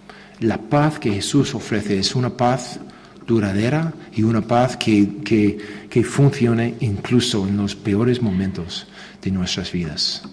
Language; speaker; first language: Spanish; non-native, fluent; English